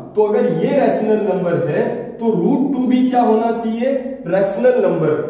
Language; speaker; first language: Hindi; native; Hindi